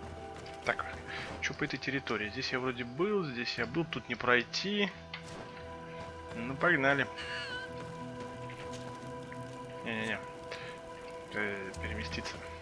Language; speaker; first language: Russian; native; Russian